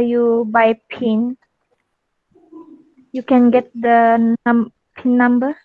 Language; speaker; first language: English; non-native, learner; Malay